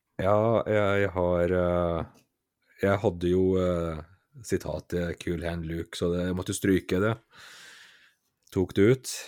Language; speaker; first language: Norwegian; native; Norwegian